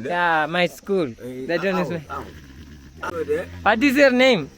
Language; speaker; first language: English; non-native, learner; Malayalam